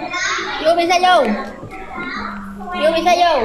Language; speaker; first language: Indonesian; non-native, learner; Vietnamese